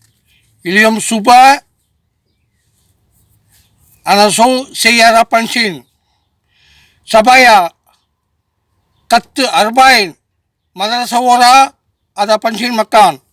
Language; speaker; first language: Arabic; non-native, learner; Tamil